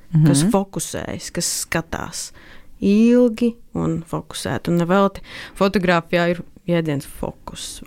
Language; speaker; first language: Latvian; native; Latvian